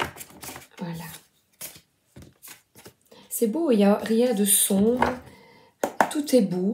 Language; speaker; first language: French; native; French